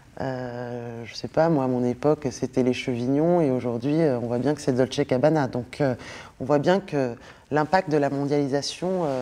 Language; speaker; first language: French; native; French